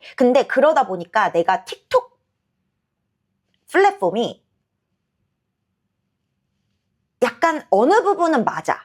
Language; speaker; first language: Korean; native; Korean